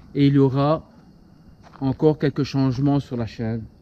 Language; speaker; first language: French; native; French